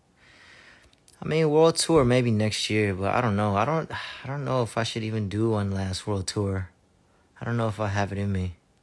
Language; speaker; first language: English; early bilingual, other home language; Korean